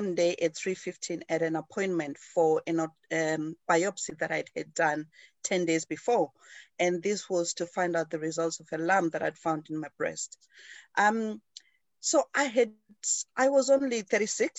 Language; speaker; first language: English; non-native, local second language; Shona